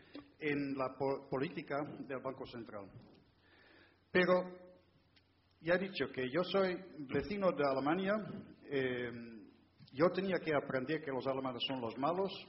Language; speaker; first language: Spanish; non-native, fluent; Dutch